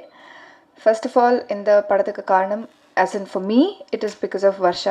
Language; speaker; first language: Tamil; non-native, learner; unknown